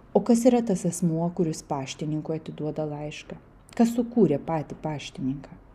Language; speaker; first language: Lithuanian; non-native, local second language; Russian